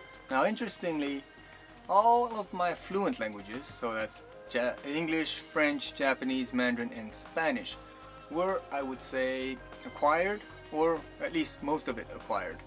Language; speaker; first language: English; early bilingual, other home language; Chinese